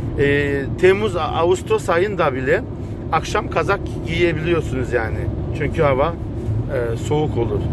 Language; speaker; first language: Turkish; early bilingual, heritage; Turkish